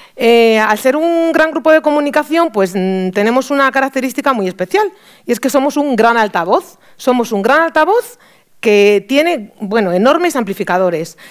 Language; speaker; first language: Spanish; native; Spanish